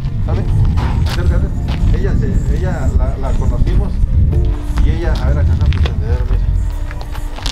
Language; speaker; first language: Spanish; native; Spanish